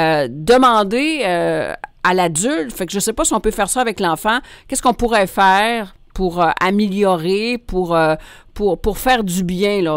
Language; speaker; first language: French; native; French